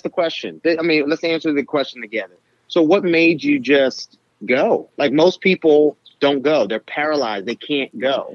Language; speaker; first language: English; native; English